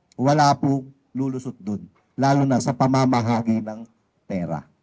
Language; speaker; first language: Filipino; native; Filipino